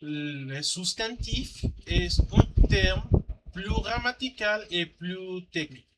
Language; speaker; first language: French; non-native, learner; Spanish